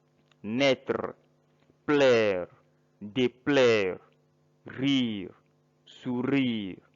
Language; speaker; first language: French; non-native, fluent; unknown